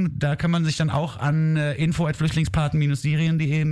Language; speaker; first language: German; native; German